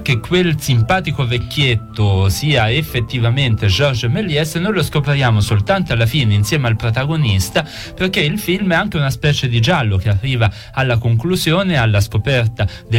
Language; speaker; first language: Italian; native; Italian